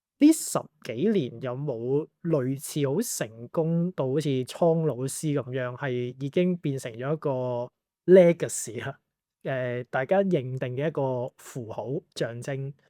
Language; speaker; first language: Cantonese; native; Cantonese